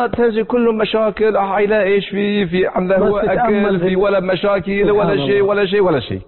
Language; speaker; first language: Arabic; non-native, learner; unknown